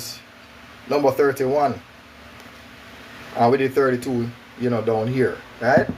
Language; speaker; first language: English; native; English